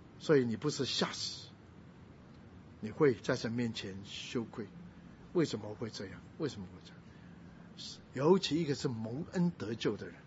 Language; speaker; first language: Chinese; non-native, local second language; Min Nan Chinese